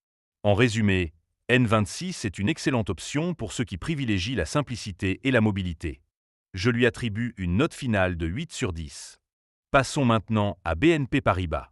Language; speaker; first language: French; native; French